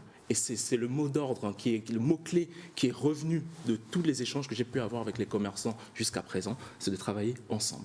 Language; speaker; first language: French; native; French